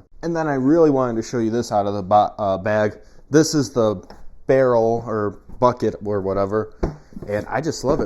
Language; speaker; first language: English; native; English